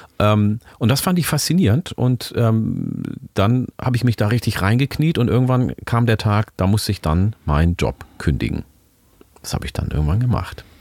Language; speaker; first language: German; early bilingual, other home language; Oromo